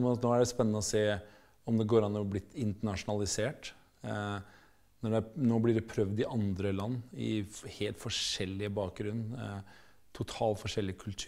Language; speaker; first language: Norwegian; native; Norwegian